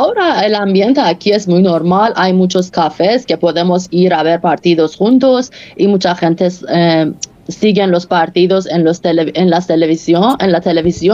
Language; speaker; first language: Spanish; non-native, fluent; Persian